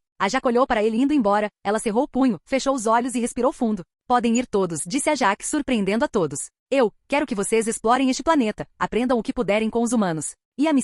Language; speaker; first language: Portuguese; native; Portuguese